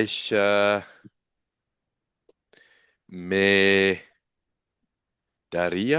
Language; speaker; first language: Spanish; non-native, learner; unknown